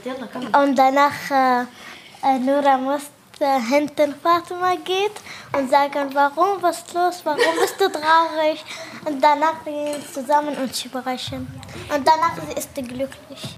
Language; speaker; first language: German; non-native, learner; Arabic